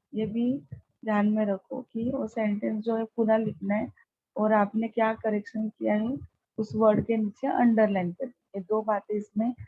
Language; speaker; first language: Hindi; non-native, local second language; Marathi